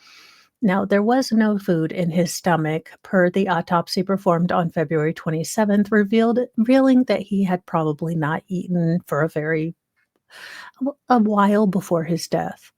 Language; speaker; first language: English; native; English